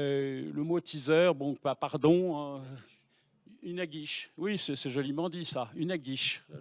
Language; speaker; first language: French; native; French